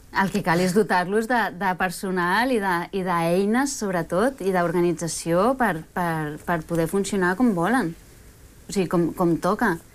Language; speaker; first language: Catalan; early bilingual, other home language; Spanish